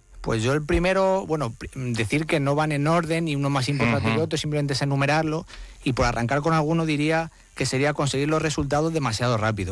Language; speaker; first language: Spanish; native; Spanish